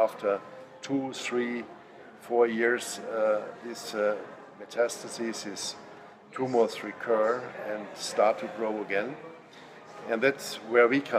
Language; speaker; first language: English; non-native, fluent; German